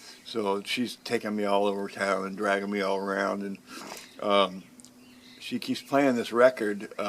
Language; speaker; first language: English; native; English